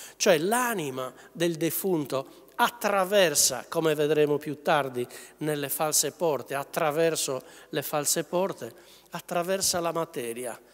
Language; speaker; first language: Italian; native; Italian